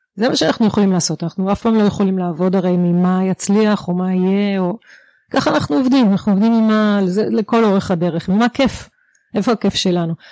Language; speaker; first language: Hebrew; native; Hebrew